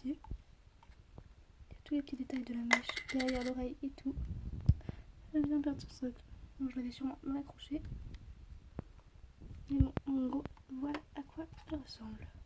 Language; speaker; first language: French; native; French